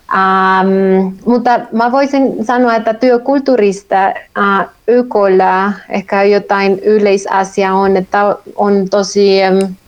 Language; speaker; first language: Finnish; non-native, fluent; Spanish